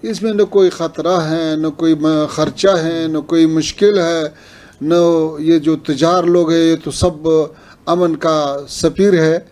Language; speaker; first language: Hindi; non-native, fluent; Pashto